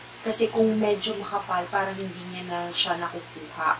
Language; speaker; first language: Filipino; native; Filipino